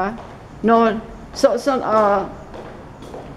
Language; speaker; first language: Spanish; non-native, learner; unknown